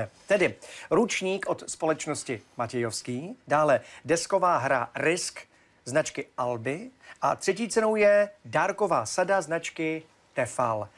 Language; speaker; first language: Czech; native; Czech